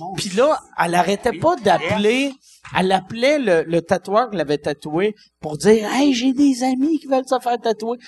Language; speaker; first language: French; native; French